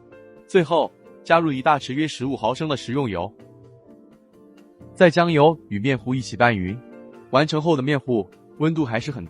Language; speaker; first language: Chinese; native; Chinese